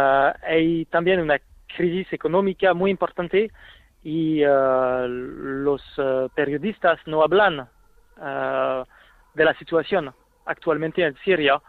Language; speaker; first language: Spanish; non-native, fluent; French